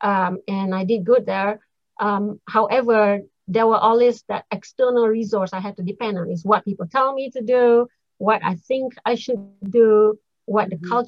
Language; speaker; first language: English; non-native, local second language; Malay